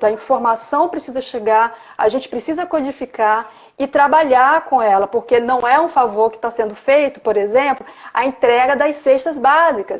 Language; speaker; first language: Portuguese; native; Portuguese